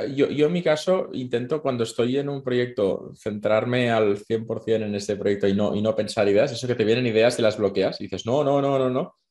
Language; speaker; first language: Spanish; native; Spanish